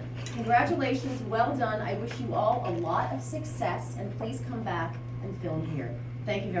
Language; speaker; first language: English; native; English